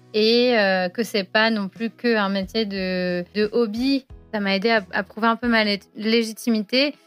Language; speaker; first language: French; native; French